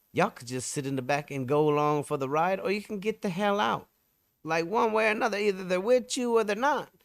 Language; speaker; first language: English; native; English